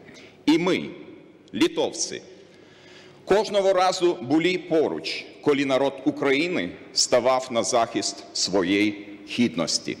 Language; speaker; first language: Ukrainian; non-native, learner; Lithuanian